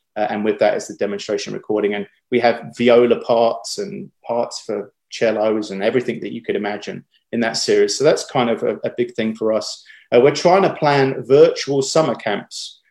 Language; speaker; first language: English; native; English